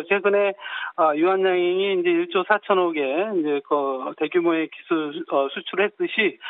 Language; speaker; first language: Korean; native; Korean